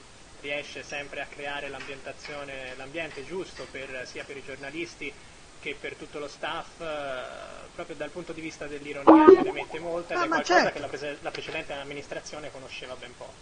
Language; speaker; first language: Italian; native; Italian